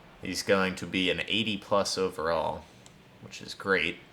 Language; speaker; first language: English; native; English